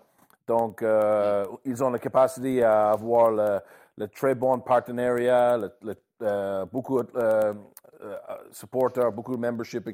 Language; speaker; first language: French; non-native, learner; English